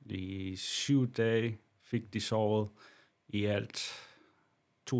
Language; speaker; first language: Danish; non-native, local second language; Kalaallisut